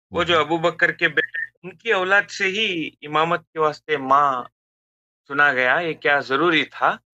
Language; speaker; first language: Urdu; native; Urdu